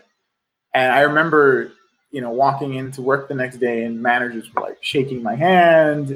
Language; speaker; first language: English; native; English